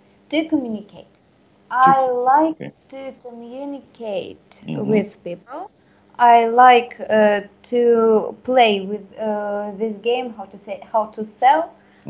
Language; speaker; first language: English; non-native, learner; Russian